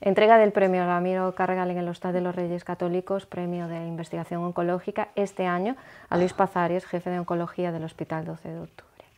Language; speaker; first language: Spanish; native; Spanish